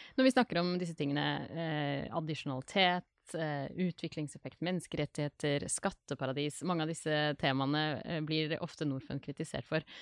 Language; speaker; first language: Norwegian; native; Norwegian